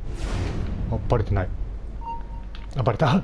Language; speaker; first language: Japanese; native; Japanese